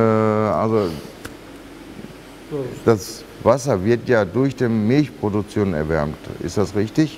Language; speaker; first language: German; non-native, fluent; Turkish